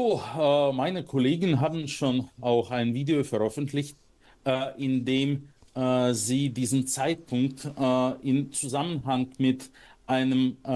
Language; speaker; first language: German; non-native, fluent; Russian